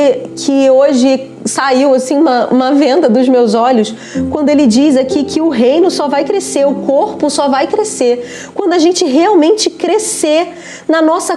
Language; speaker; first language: Portuguese; native; Portuguese